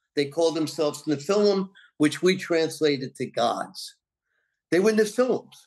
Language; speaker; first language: English; native; English